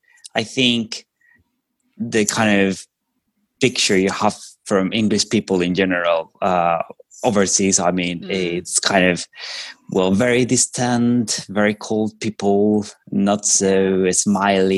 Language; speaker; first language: English; non-native, fluent; Spanish